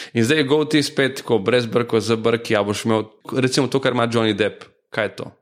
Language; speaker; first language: Slovenian; early bilingual, other home language; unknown